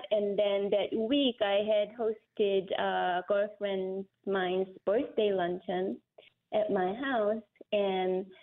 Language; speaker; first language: English; non-native, fluent; Korean